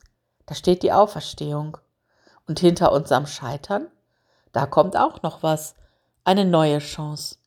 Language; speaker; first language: German; native; German